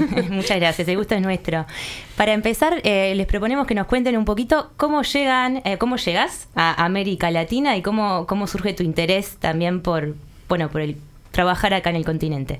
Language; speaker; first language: Spanish; native; Spanish